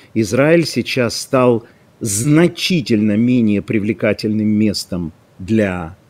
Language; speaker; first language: Russian; non-native, local second language; Ukrainian